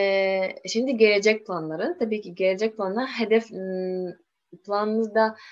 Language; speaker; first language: Turkish; non-native, learner; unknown